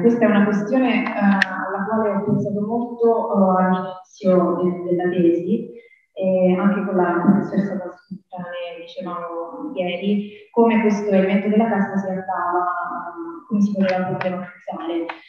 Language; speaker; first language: Italian; native; Italian